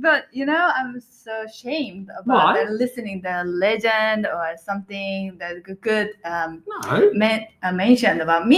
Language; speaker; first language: English; non-native, learner; Korean